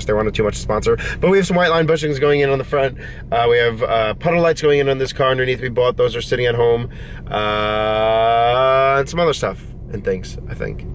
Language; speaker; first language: English; native; English